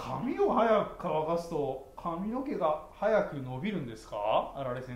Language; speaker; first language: Japanese; native; Japanese